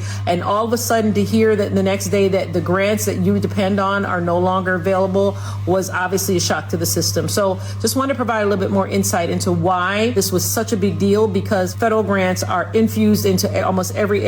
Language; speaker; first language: English; native; English